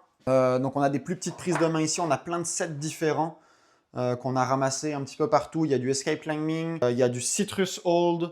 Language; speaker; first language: French; native; French